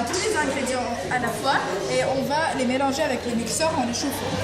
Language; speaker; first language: French; non-native, learner; Arabic